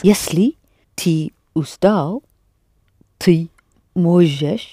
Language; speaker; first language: Russian; non-native, learner; English